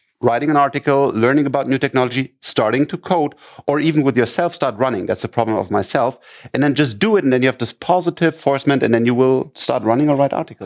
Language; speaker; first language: English; non-native, fluent; German